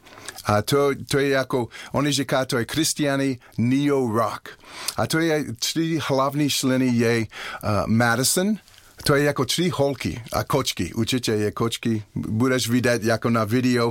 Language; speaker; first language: Czech; non-native, learner; English